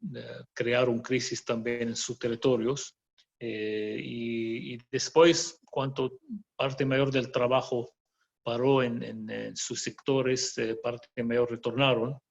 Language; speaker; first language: Spanish; non-native, fluent; Arabic